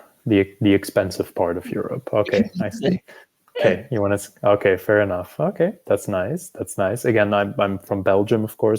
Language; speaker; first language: English; non-native, fluent; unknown